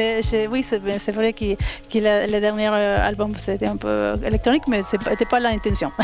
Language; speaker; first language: French; non-native, learner; Spanish